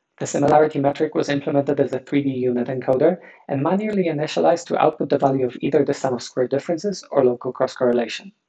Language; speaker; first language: English; non-native, fluent; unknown